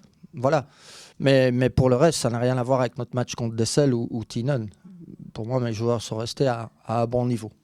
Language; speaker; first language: French; native; French